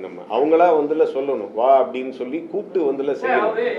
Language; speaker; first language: Tamil; native; Tamil